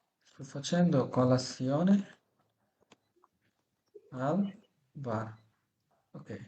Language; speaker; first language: Italian; non-native, fluent; Bangla